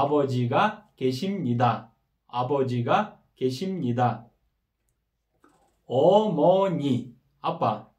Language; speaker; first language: Korean; non-native, fluent; Kyrgyz